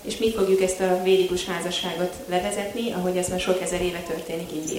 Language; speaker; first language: Hungarian; native; Hungarian